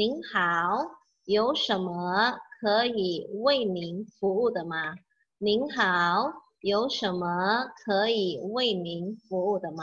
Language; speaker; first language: Chinese; non-native, fluent; Indonesian